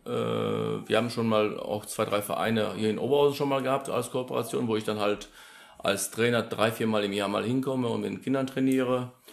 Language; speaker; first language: German; early bilingual, other home language; Polish